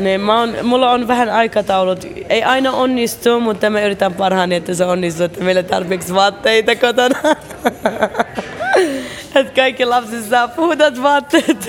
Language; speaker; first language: Finnish; early bilingual, other home language; Arabic